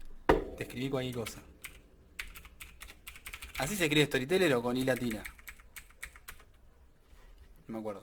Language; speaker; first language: Spanish; native; Spanish